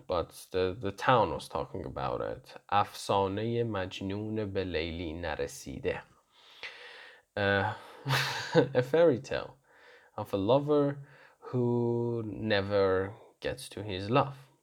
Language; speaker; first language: English; non-native, fluent; Persian